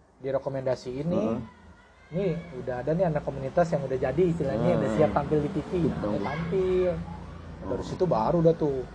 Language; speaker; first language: Indonesian; native; Indonesian